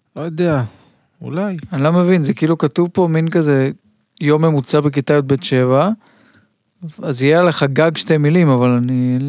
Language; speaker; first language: Hebrew; native; Hebrew